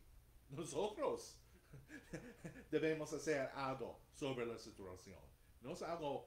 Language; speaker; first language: Spanish; non-native, fluent; English